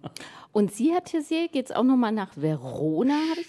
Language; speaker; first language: German; native; German